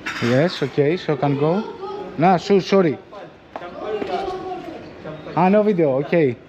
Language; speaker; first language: English; non-native, learner; Greek